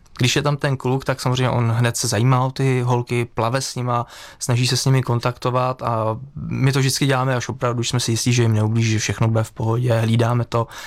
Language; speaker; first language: Czech; native; Czech